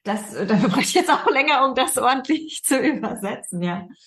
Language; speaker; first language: German; native; German